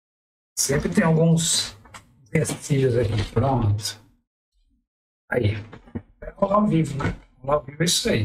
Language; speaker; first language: Portuguese; native; Portuguese